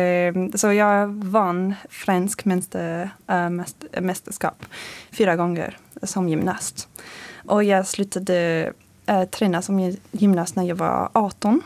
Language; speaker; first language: Swedish; non-native, fluent; French